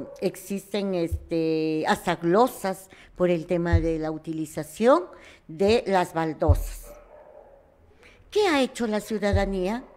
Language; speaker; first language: Spanish; native; Spanish